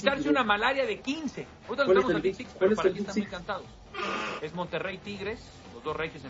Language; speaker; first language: Spanish; native; Spanish